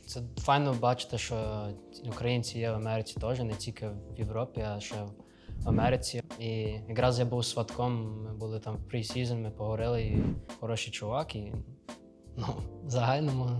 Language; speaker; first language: Ukrainian; early bilingual, other home language; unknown